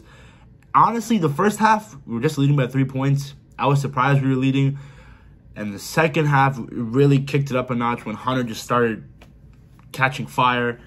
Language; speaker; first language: English; native; English